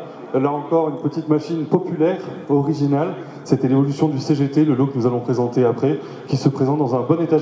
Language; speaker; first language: French; native; French